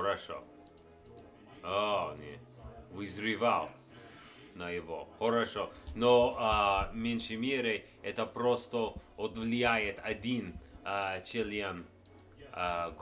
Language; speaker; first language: Russian; non-native, learner; English